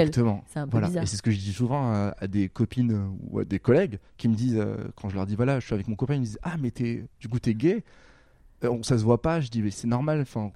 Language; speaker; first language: French; non-native, local second language; Arabic